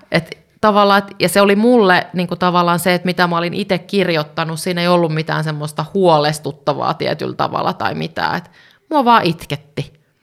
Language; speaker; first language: Finnish; native; Finnish